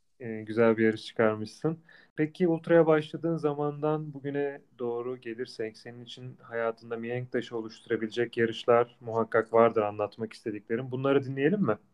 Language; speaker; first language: Turkish; native; Turkish